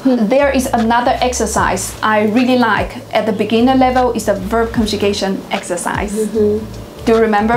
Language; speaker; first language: English; non-native, fluent; Chinese